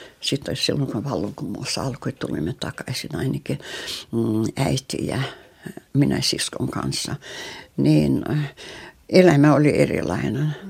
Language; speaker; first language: Finnish; non-native, local second language; Russian